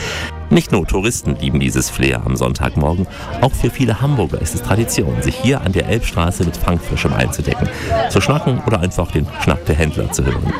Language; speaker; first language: German; native; German